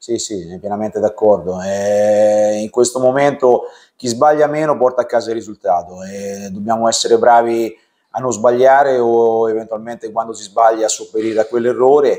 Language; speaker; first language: Italian; native; Italian